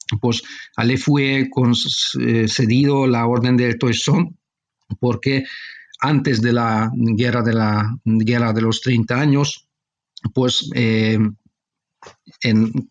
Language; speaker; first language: Spanish; non-native, fluent; Hungarian